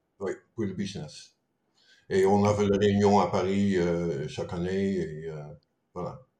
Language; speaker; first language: French; non-native, fluent; Dutch